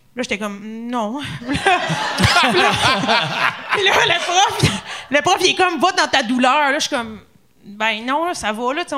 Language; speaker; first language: French; native; French